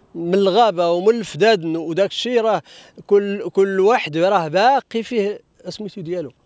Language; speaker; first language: Arabic; native; Arabic